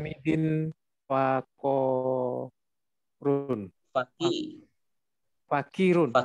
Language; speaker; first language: Arabic; non-native, learner; Indonesian